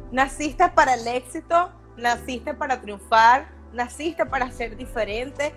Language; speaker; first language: Spanish; native; Spanish